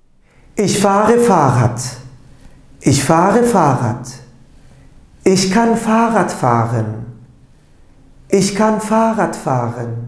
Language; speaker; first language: German; non-native, fluent; Turkish